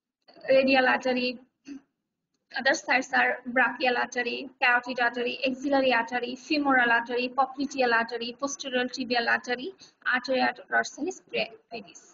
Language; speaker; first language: English; non-native, local second language; Bangla